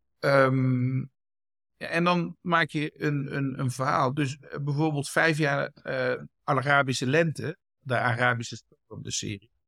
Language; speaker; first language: Dutch; early bilingual, other home language; Kurdish